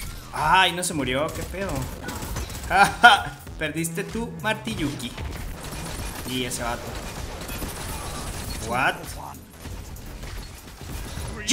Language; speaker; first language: Spanish; native; Spanish